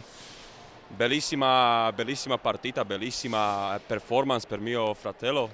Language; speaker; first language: Italian; non-native, learner; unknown